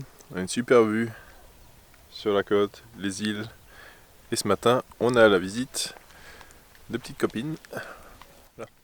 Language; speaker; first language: French; native; French